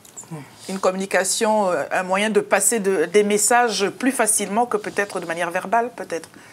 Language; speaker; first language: French; native; French